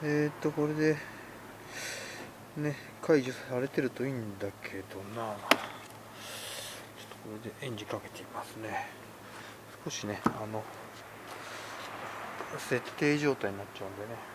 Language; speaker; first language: Japanese; native; Japanese